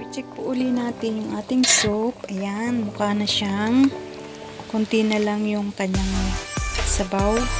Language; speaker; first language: Filipino; non-native, local second language; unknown